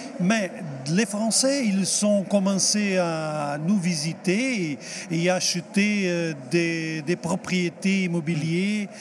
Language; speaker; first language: French; non-native, fluent; Portuguese